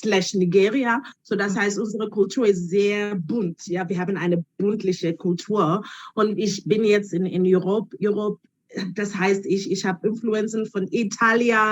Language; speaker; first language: German; non-native, learner; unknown